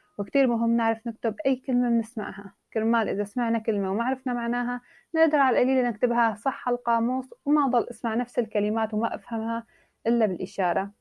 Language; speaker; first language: Arabic; native; Arabic